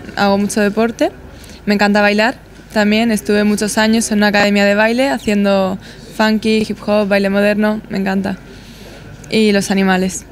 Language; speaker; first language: Spanish; native; Spanish